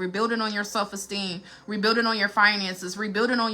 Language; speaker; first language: English; native; English